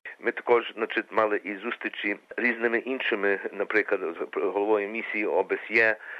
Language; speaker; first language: Ukrainian; early bilingual, heritage; Ukrainian